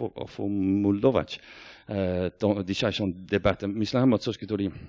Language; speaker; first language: Polish; non-native, fluent; English